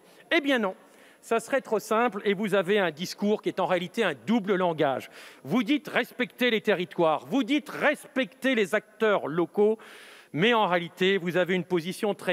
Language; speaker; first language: French; native; French